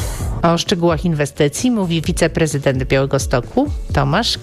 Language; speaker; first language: Polish; native; Polish